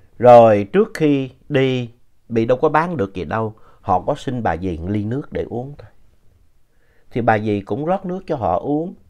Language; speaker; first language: Vietnamese; native; Vietnamese